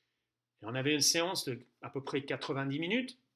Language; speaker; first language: French; non-native, fluent; English